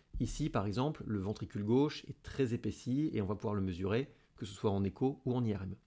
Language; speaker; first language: French; native; French